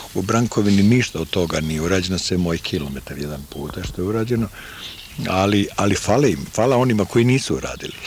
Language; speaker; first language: Serbian; native; Serbian